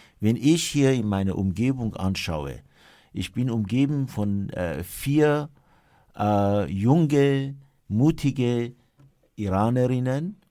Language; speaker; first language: German; non-native, fluent; Kurdish